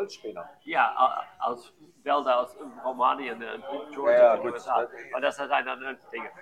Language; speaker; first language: German; non-native, learner; English